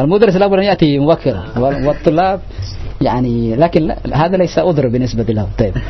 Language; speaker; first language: Arabic; non-native, fluent; Indonesian